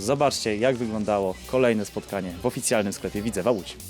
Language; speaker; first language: Polish; native; Polish